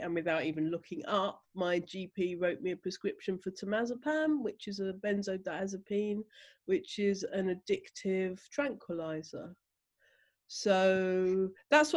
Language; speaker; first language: English; native; English